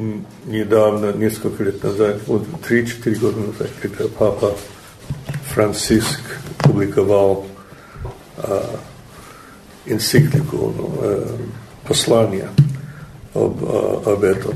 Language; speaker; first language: Russian; non-native, learner; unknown